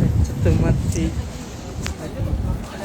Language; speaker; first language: Japanese; non-native, learner; Filipino